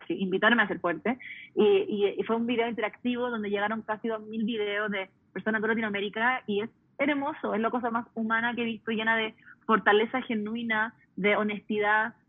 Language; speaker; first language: Spanish; early bilingual, heritage; Spanish